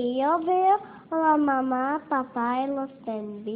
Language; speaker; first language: Spanish; early bilingual, heritage; Spanish